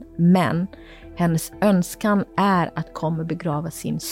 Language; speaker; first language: Swedish; non-native, fluent; Kurdish